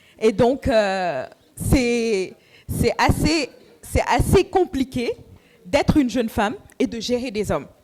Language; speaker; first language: French; non-native, local second language; Wolof